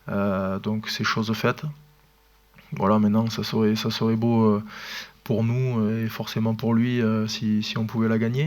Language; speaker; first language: French; native; French